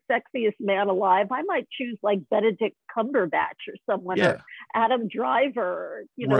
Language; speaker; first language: English; native; English